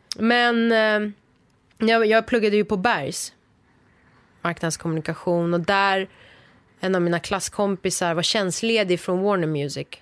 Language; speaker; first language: Swedish; early bilingual, other home language; Persian